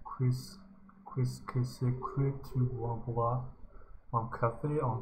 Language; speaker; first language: French; non-native, learner; English